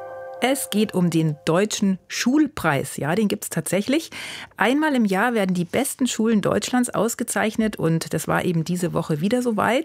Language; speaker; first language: German; native; German